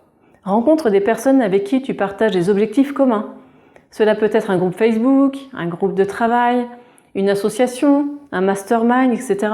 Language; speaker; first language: French; native; French